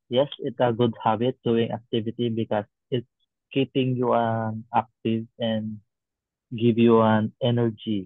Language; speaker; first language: English; non-native, learner; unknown